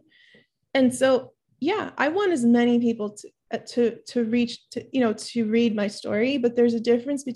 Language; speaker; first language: English; early bilingual, other home language; Spanish